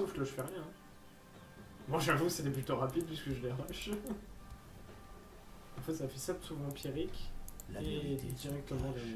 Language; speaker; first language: French; native; French